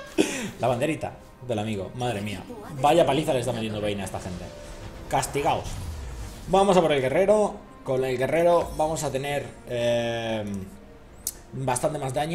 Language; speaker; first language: Spanish; native; Spanish